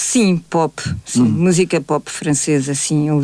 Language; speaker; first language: Portuguese; native; Portuguese